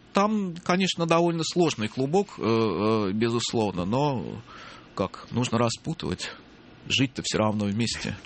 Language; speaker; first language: Russian; native; Russian